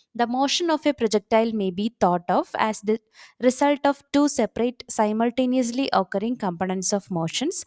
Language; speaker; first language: English; non-native, local second language; Malayalam